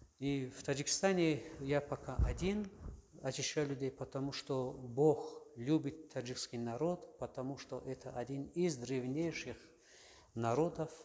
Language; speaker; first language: Russian; non-native, local second language; Tajik